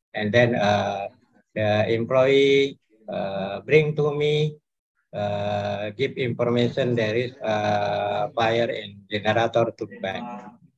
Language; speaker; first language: English; non-native, learner; Indonesian